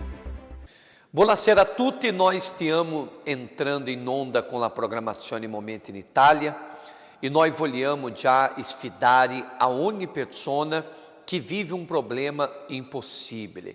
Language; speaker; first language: Italian; non-native, fluent; Portuguese